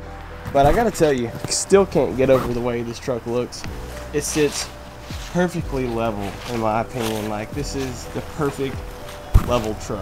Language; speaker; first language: English; native; English